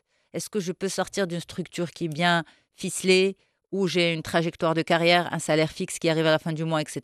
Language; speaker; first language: French; non-native, local second language; Arabic